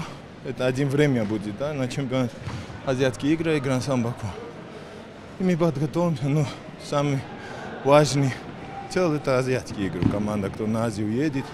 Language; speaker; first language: Russian; non-native, fluent; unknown